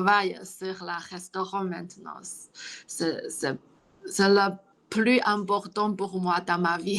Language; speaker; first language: French; non-native, learner; Chinese